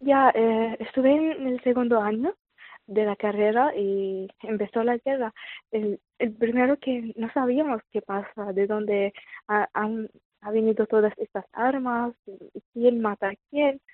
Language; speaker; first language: Spanish; non-native, fluent; Arabic